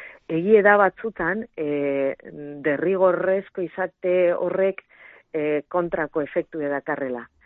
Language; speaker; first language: Basque; non-native, local second language; Spanish